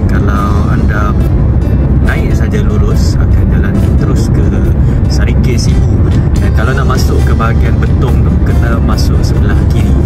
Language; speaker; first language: Malay; native; Malay